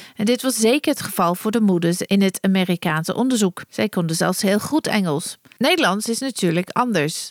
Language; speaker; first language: Dutch; non-native, fluent; English